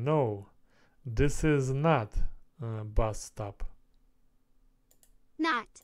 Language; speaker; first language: English; non-native, learner; Russian